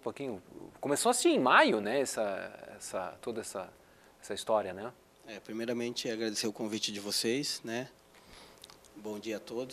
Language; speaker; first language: Portuguese; native; Portuguese